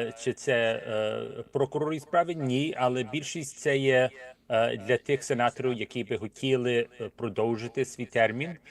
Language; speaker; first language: Ukrainian; early bilingual, heritage; Ukrainian